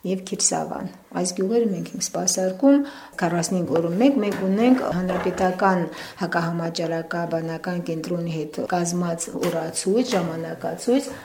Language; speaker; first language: Armenian; native; Armenian